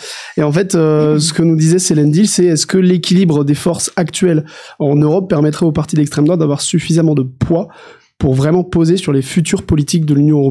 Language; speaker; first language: French; native; French